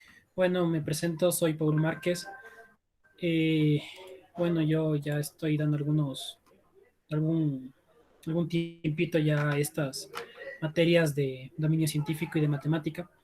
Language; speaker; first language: Spanish; native; Spanish